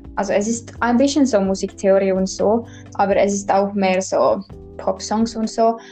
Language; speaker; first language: German; non-native, learner; Finnish